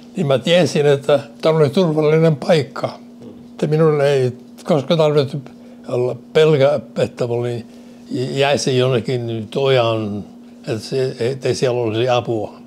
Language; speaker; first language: Finnish; native; Finnish